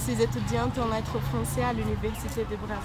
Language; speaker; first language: French; non-native, learner; Portuguese